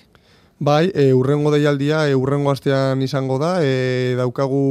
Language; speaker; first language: Basque; non-native, local second language; Spanish